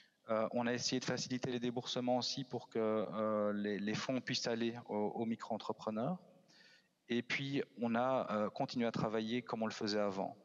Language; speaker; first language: French; native; French